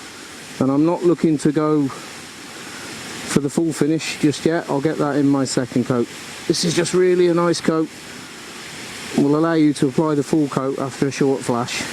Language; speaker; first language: English; native; English